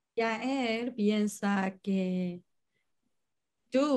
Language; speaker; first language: Spanish; non-native, learner; Chinese